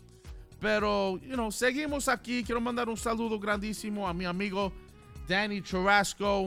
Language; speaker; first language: Spanish; early bilingual, heritage; Spanish